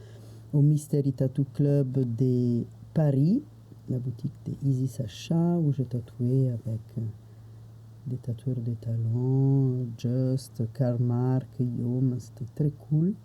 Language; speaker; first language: French; non-native, fluent; Italian